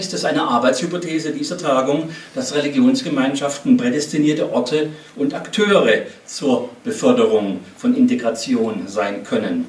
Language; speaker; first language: German; native; German